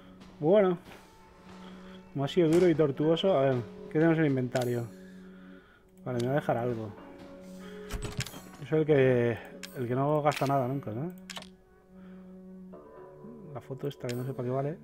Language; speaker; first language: Spanish; native; Spanish